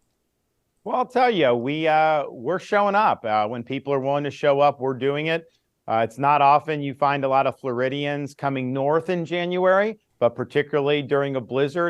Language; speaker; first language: English; native; English